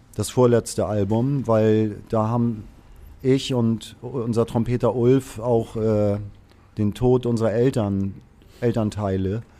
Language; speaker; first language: German; native; German